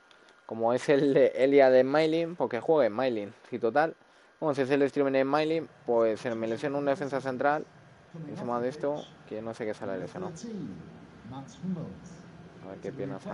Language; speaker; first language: Spanish; native; Spanish